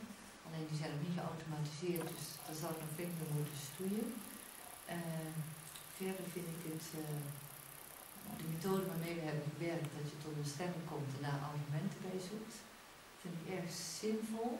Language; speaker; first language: Dutch; native; Dutch